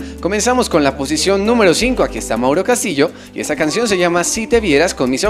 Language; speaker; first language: Spanish; native; Spanish